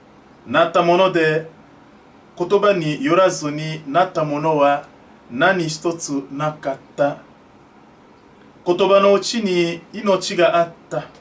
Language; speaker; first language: Japanese; non-native, fluent; French